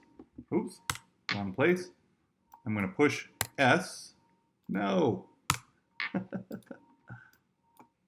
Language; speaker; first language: English; native; English